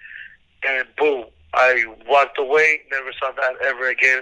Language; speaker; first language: English; early bilingual, other home language; Spanish